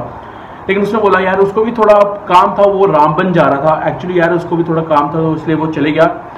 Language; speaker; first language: Hindi; native; Hindi